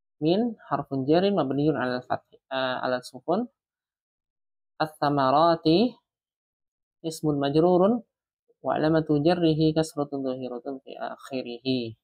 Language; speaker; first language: Arabic; non-native, learner; Indonesian